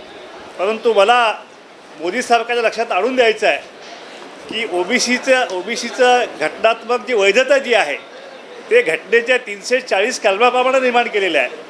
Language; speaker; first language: Marathi; native; Marathi